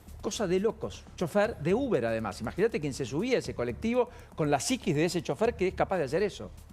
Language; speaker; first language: Spanish; native; Spanish